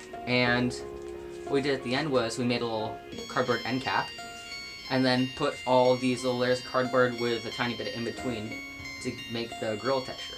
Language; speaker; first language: English; native; English